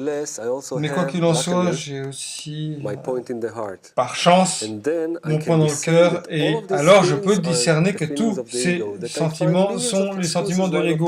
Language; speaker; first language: French; non-native, fluent; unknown